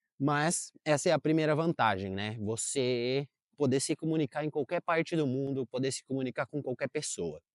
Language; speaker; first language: Portuguese; native; Portuguese